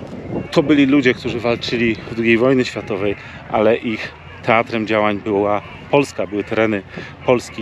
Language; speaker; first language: Polish; native; Polish